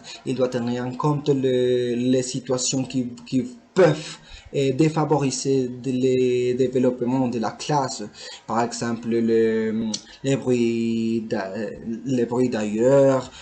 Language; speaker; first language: French; non-native, learner; Spanish